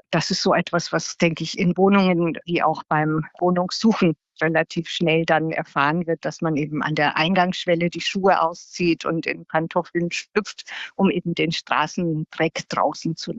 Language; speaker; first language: German; native; German